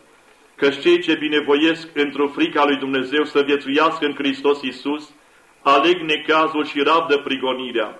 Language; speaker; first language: Romanian; native; Romanian